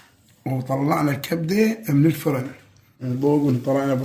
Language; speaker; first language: Arabic; native; Arabic